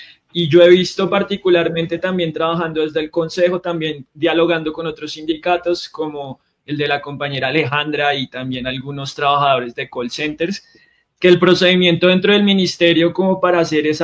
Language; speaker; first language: Spanish; native; Spanish